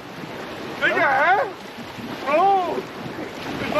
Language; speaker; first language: German; native; German